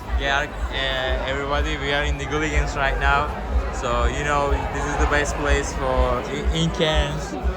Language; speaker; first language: English; non-native, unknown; Turkish